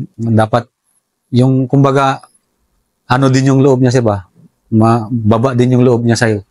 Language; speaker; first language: Filipino; non-native, local second language; Cebuano